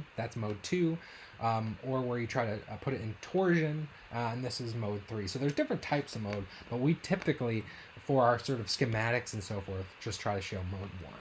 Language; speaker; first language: English; native; English